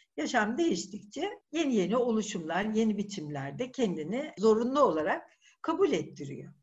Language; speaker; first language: Turkish; native; Turkish